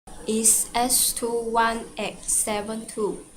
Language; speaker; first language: English; non-native, local second language; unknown